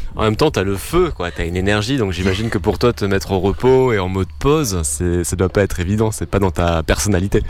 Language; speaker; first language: French; native; French